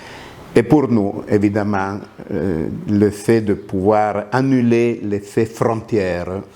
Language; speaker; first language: French; non-native, local second language; Italian